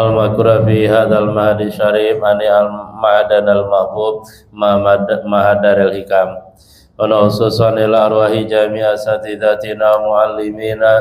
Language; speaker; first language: Arabic; non-native, fluent; Indonesian